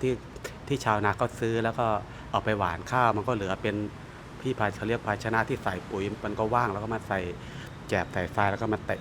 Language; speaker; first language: Thai; native; Thai